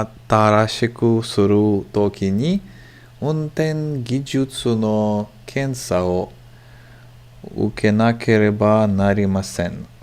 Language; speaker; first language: Japanese; non-native, learner; English